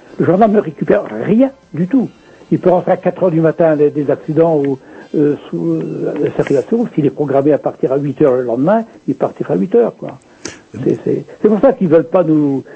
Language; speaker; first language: French; native; French